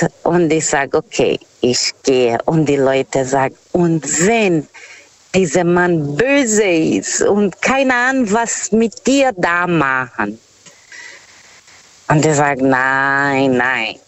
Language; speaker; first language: German; non-native, fluent; Portuguese